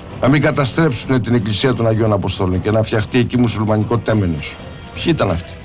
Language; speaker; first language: Greek; native; Greek